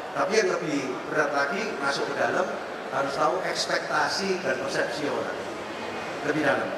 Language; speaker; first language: Indonesian; native; Indonesian